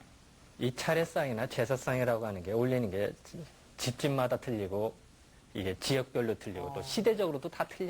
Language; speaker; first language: Korean; native; Korean